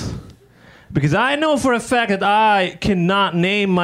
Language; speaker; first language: English; non-native, fluent; Arabic